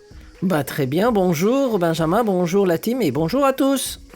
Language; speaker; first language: French; native; French